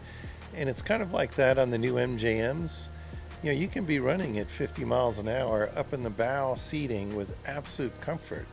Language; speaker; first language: English; native; English